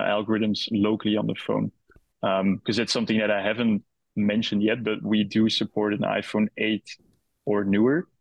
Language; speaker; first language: English; non-native, fluent; Dutch